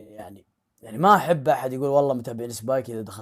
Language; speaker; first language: Arabic; native; Arabic